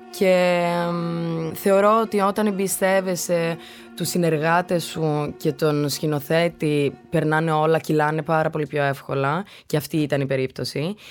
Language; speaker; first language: Greek; early bilingual, heritage; Greek